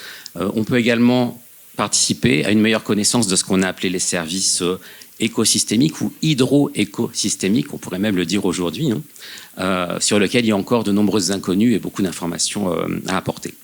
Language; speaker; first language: French; native; French